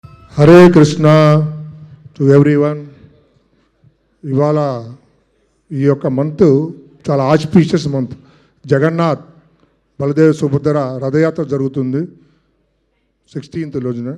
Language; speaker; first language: Telugu; native; Telugu